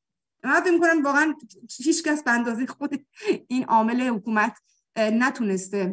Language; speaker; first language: Persian; native; Persian